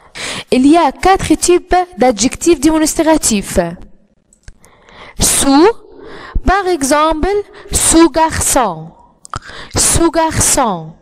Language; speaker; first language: French; non-native, fluent; Arabic